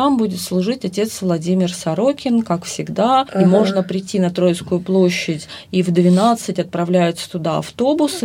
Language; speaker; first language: Russian; native; Russian